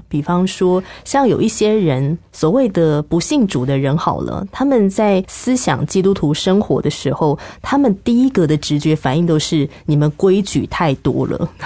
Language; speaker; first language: Chinese; native; Chinese